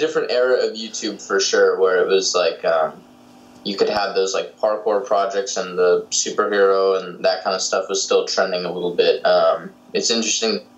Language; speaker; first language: English; native; English